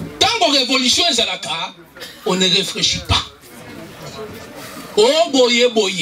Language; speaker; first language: French; non-native, local second language; Lingala